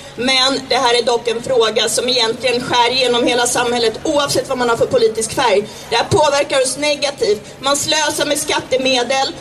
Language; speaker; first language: Swedish; early bilingual, other home language; Czech